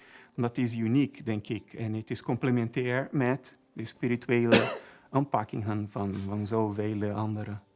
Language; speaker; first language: Dutch; non-native, fluent; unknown